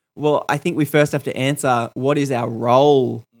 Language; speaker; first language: English; native; English